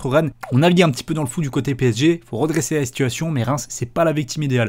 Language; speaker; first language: French; native; French